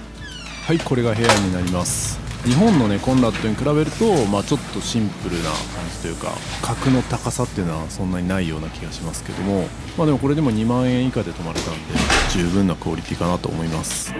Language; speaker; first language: Japanese; native; Japanese